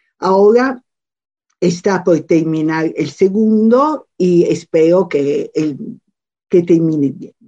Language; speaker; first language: Spanish; non-native, fluent; Italian